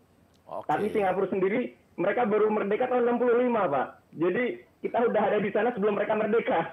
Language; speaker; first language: Indonesian; native; Indonesian